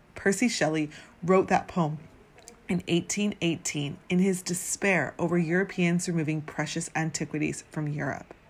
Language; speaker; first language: English; native; English